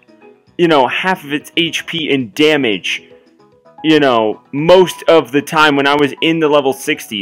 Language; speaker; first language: English; native; English